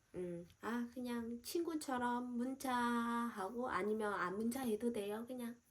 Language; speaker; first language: Korean; non-native, fluent; Vietnamese